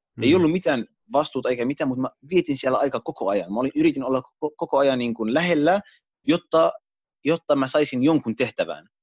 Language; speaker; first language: Finnish; early bilingual, other home language; Arabic